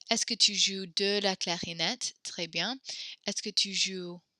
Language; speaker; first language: French; non-native, fluent; English